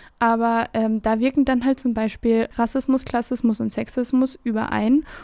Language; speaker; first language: German; native; German